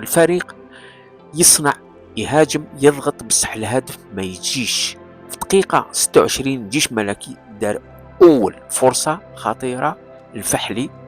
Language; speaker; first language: Arabic; non-native, local second language; Kabyle